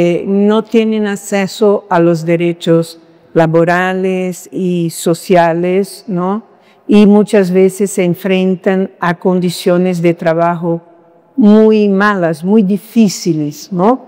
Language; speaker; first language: Spanish; non-native, fluent; Portuguese